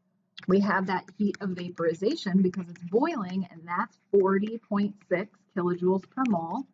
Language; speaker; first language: English; native; English